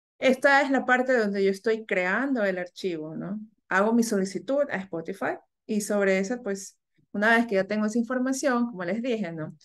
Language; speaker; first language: Spanish; native; Spanish